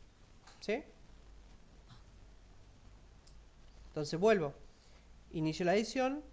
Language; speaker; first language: Spanish; native; Spanish